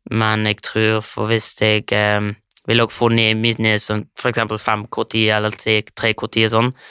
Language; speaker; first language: Norwegian; early bilingual, heritage; Norwegian